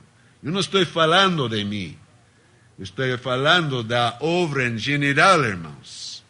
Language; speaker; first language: Spanish; non-native, learner; Portuguese